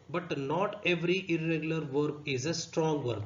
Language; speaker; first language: English; non-native, local second language; Kannada